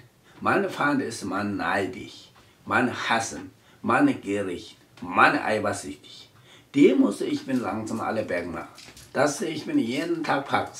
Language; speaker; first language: German; non-native, learner; Tibetan